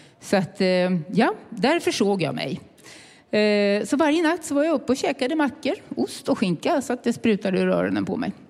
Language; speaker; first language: Swedish; native; Swedish